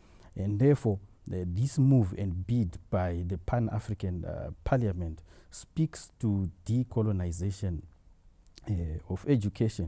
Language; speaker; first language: English; non-native, local second language; Shona